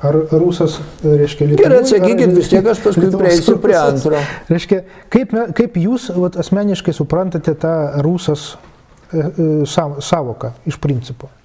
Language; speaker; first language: Lithuanian; non-native, local second language; Russian